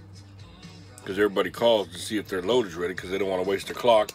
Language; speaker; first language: English; native; English